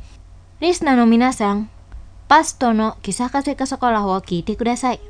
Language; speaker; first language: Japanese; non-native, fluent; Indonesian